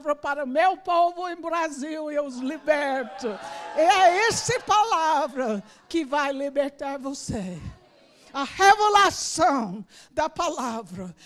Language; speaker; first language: Portuguese; non-native, learner; English